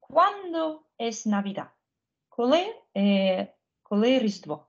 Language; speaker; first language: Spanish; non-native, fluent; Ukrainian